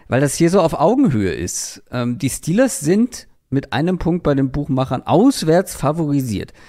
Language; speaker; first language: German; native; German